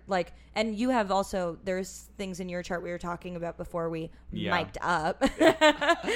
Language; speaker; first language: English; native; English